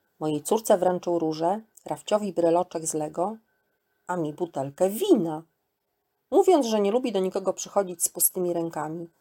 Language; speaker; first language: Polish; native; Polish